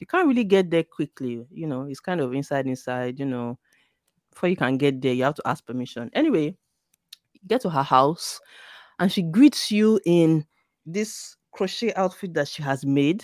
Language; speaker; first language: English; non-native, local second language; Yoruba